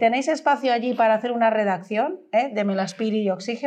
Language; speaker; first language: Spanish; native; Spanish